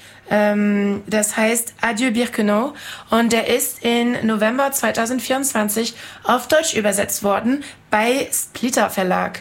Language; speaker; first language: German; non-native, fluent; French